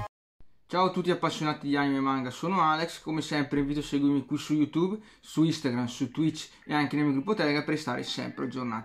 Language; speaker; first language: Italian; native; Italian